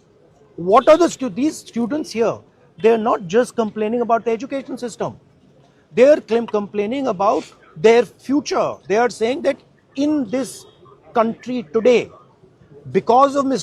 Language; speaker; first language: English; non-native, local second language; Hindi